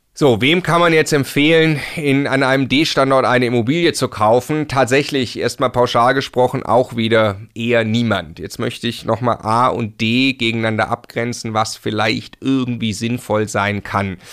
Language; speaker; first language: German; native; German